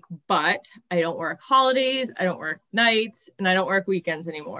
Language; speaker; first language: English; native; English